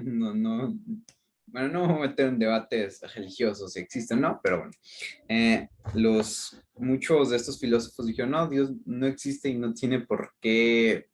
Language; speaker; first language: Spanish; native; Spanish